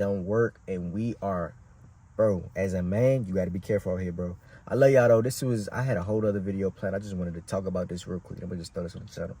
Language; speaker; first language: English; native; English